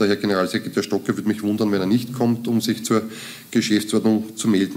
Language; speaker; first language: German; native; German